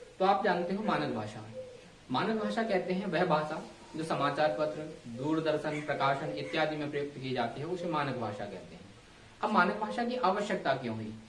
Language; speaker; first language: Hindi; native; Hindi